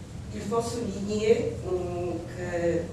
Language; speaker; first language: French; non-native, learner; Polish